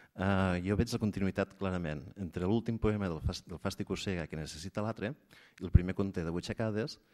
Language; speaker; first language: Catalan; native; Catalan